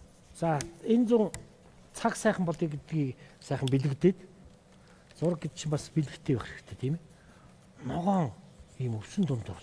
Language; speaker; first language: Mongolian; native; Mongolian